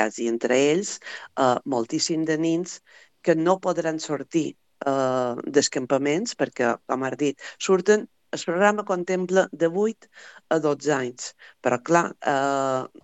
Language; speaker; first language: Catalan; native; Catalan